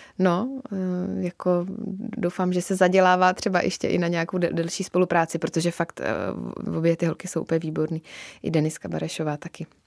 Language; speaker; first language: Czech; native; Czech